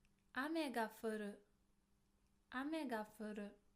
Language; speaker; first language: Japanese; non-native, fluent; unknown